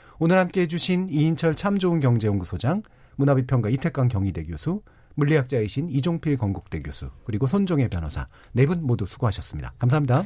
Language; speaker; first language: Korean; native; Korean